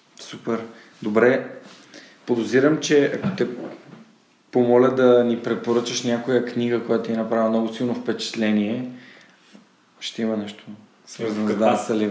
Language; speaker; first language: Bulgarian; native; Bulgarian